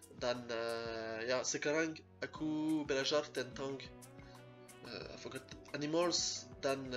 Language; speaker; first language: English; non-native, fluent; French